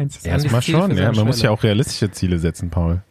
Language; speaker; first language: German; native; German